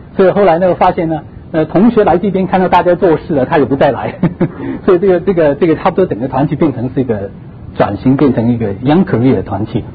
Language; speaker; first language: Chinese; non-native, local second language; Cantonese